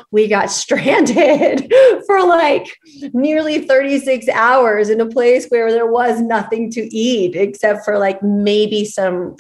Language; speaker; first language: English; native; English